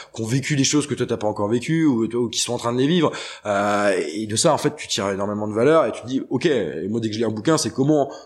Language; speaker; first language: French; native; French